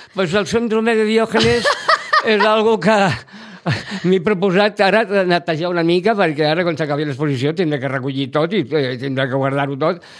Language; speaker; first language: Catalan; native; Catalan